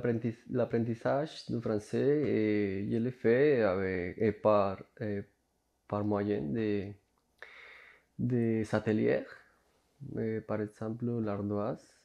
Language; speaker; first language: French; non-native, fluent; Spanish